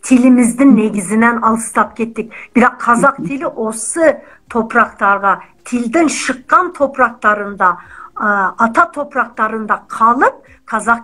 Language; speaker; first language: Kazakh; non-native, fluent; Turkish